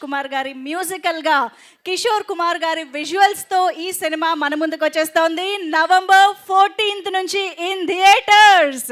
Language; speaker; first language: Telugu; native; Telugu